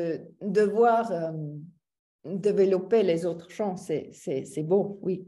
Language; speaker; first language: French; non-native, local second language; German